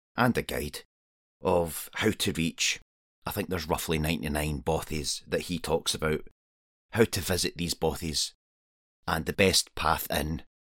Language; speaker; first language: English; native; English